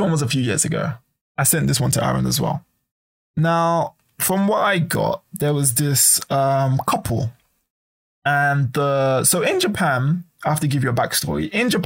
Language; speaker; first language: English; native; English